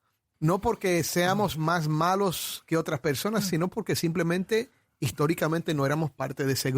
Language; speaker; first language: Spanish; native; Spanish